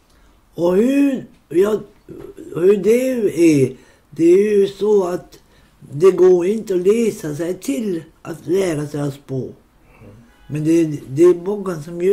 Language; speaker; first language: Swedish; non-native, local second language; Romany